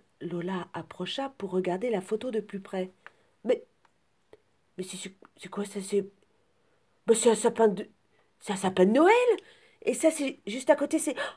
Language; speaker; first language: French; native; French